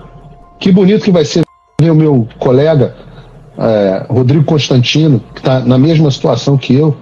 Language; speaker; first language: Portuguese; native; Portuguese